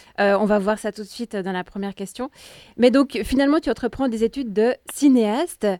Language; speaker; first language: French; native; French